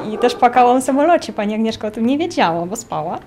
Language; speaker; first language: Polish; non-native, fluent; Russian